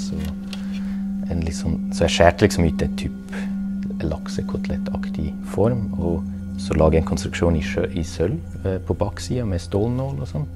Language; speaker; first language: Norwegian; non-native, fluent; German